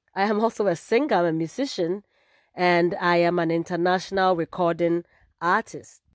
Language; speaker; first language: English; non-native, local second language; Akan